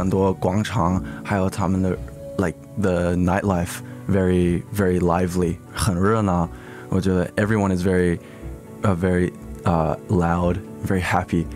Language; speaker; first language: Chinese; early bilingual, heritage; English